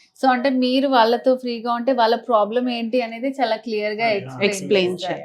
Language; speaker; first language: Telugu; native; Telugu